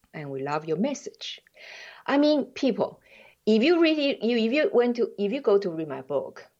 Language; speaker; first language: English; non-native, fluent; Chinese